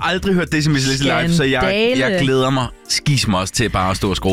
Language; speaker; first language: Danish; native; Danish